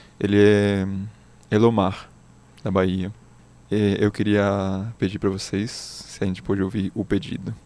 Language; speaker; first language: Portuguese; non-native, fluent; Spanish